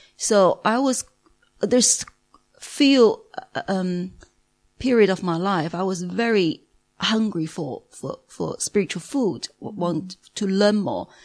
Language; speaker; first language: English; non-native, fluent; Chinese